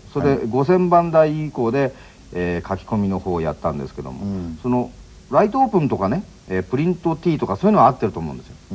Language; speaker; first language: Japanese; native; Japanese